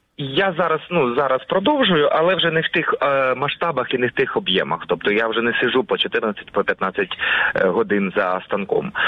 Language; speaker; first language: Ukrainian; non-native, local second language; Russian